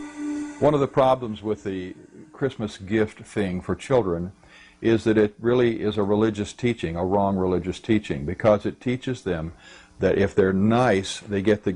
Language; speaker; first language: English; native; English